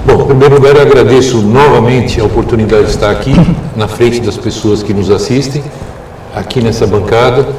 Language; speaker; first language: Portuguese; native; Portuguese